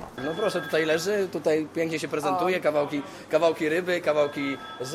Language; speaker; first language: Polish; native; Polish